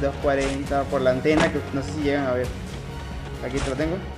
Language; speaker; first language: Spanish; native; Spanish